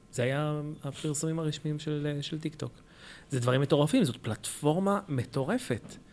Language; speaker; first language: Hebrew; early bilingual, other home language; Arabic